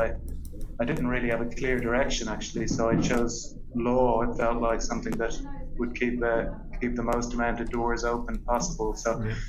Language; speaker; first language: English; native; English